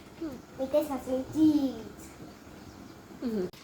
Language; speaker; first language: Japanese; native; Japanese